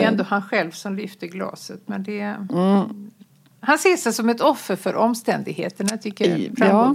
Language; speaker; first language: Swedish; native; Swedish